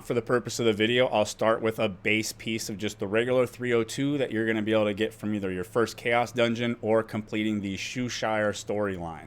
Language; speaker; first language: English; native; English